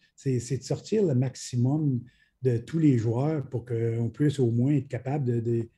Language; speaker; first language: French; native; French